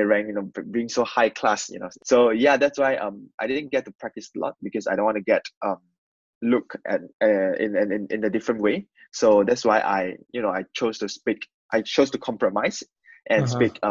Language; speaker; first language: English; non-native, local second language; Chinese